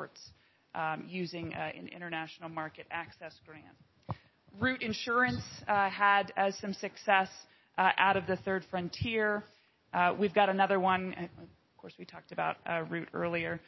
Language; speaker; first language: English; native; English